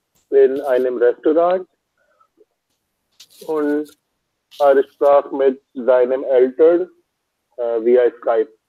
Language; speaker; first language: German; non-native, learner; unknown